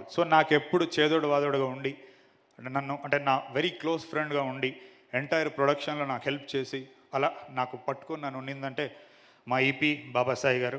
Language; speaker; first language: Telugu; native; Telugu